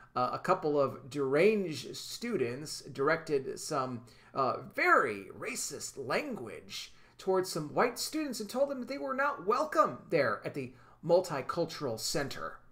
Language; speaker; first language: English; native; English